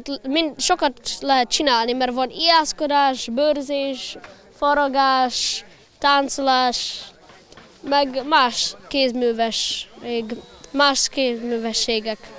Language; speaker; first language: Hungarian; early bilingual, heritage; English